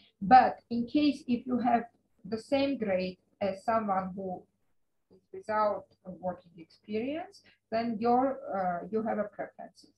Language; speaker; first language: English; non-native, fluent; Russian